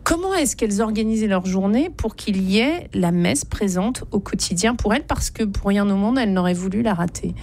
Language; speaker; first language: French; native; French